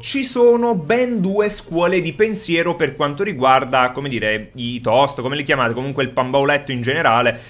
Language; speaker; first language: Italian; native; Italian